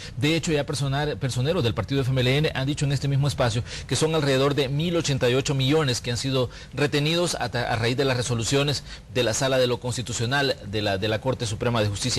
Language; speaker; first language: Spanish; native; Spanish